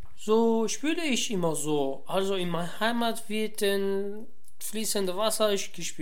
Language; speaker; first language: German; non-native, learner; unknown